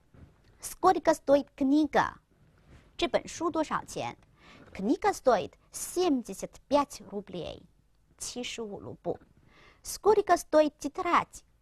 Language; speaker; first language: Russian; non-native, fluent; Chinese